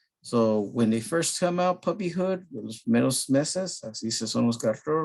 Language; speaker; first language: Spanish; early bilingual, heritage; Spanish